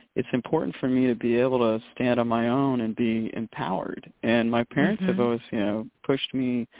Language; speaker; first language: English; native; English